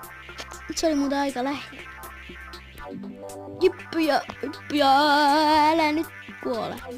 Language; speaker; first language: Finnish; native; Finnish